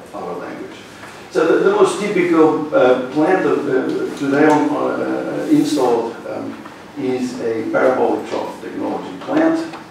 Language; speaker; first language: English; non-native, fluent; Portuguese